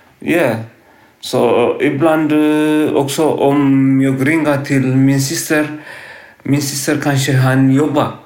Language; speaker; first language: Swedish; non-native, learner; Tigrinya